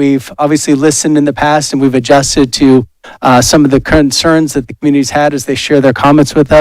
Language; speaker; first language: English; native; English